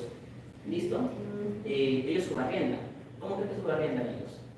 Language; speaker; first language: Spanish; native; Spanish